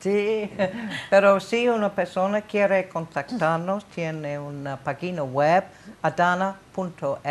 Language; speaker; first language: Spanish; non-native, learner; English